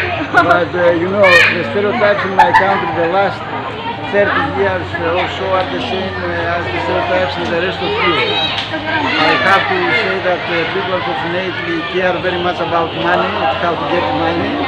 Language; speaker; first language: English; non-native, fluent; Greek